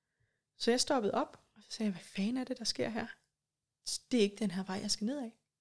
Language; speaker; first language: Danish; native; Danish